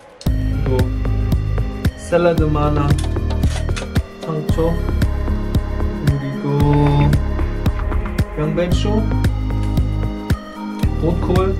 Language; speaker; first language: Korean; non-native, learner; German